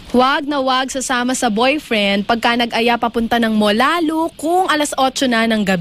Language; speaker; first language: Filipino; native; Filipino